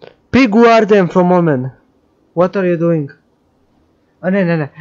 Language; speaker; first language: English; non-native, learner; Serbian